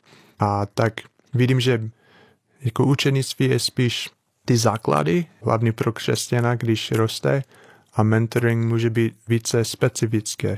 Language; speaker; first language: Czech; non-native, fluent; English